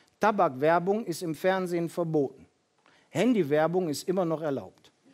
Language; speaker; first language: German; early bilingual, heritage; Dutch